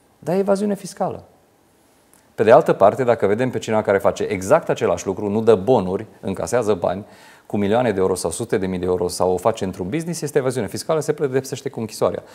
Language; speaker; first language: Romanian; non-native, local second language; Hungarian